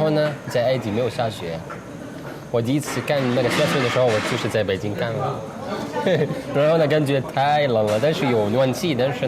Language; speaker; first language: Chinese; non-native, learner; Arabic